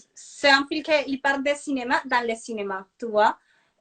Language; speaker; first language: French; non-native, fluent; Spanish